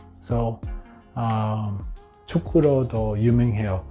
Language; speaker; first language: Korean; non-native, learner; English